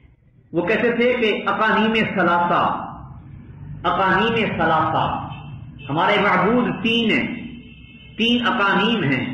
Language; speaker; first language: Urdu; native; Urdu